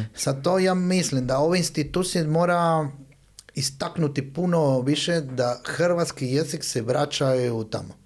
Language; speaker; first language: Bosnian; early bilingual, heritage; Spanish